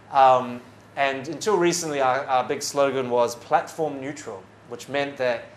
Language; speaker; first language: English; native; English